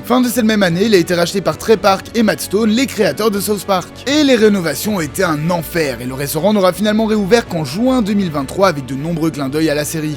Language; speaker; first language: French; native; French